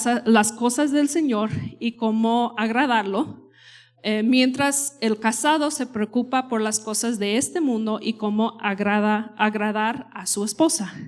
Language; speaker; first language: Spanish; non-native, fluent; English